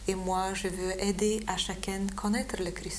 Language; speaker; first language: French; non-native, fluent; Lithuanian